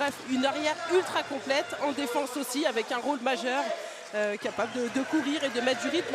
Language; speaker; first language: French; native; French